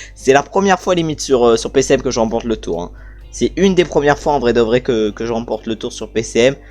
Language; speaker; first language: French; native; French